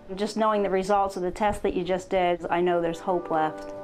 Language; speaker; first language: English; native; English